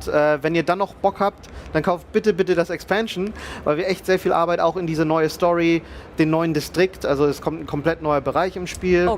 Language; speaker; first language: German; native; German